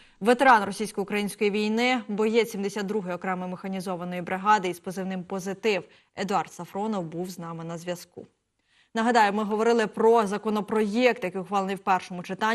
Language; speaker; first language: Ukrainian; native; Ukrainian